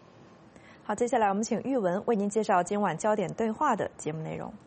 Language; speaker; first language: Chinese; native; Chinese